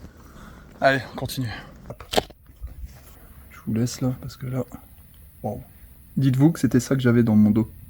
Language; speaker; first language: French; native; French